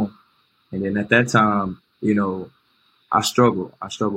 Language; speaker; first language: English; native; English